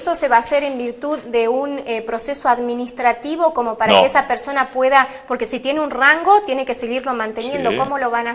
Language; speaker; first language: Spanish; native; Spanish